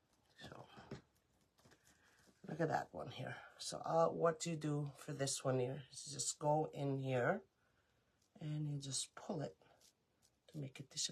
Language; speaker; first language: English; native; English